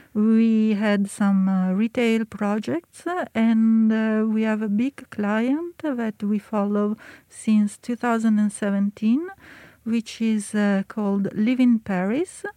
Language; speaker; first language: English; non-native, fluent; Italian